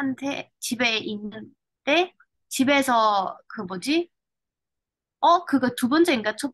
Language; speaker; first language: Korean; non-native, learner; Chinese